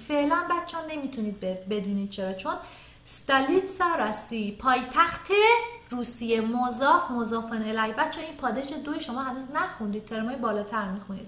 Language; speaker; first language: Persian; native; Persian